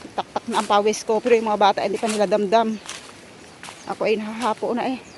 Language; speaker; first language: Filipino; non-native, local second language; Cebuano